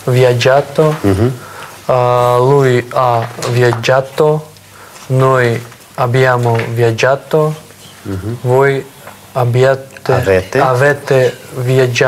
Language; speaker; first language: Italian; non-native, learner; Russian